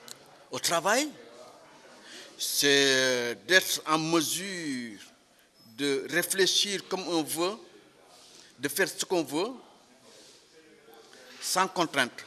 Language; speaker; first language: French; non-native, local second language; Wolof